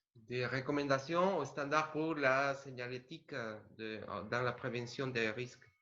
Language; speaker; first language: French; non-native, learner; Spanish